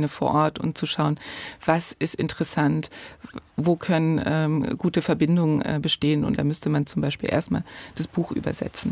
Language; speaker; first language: German; native; German